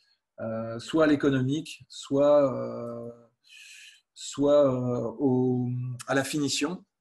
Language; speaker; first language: French; native; French